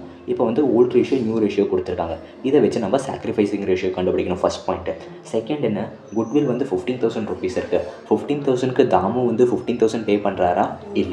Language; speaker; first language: Tamil; native; Tamil